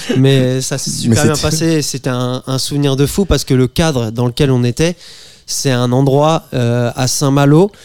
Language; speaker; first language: French; native; French